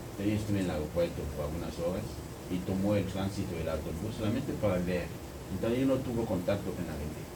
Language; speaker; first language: Spanish; non-native, fluent; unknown